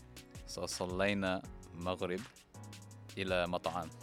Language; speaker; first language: Arabic; non-native, learner; English